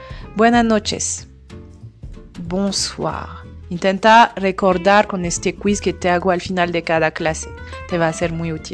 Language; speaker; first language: Spanish; non-native, fluent; French